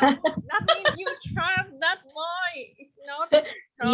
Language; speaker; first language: English; non-native, learner; Vietnamese